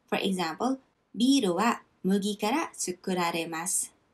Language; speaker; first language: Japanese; non-native, fluent; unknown